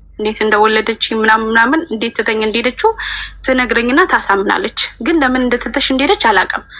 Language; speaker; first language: Amharic; native; Amharic